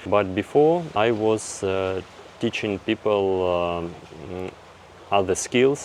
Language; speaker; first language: English; non-native, fluent; Russian